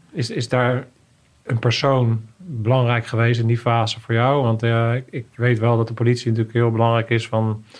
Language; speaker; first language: Dutch; native; Dutch